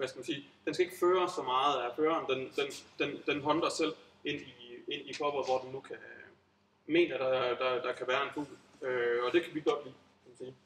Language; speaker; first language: Danish; native; Danish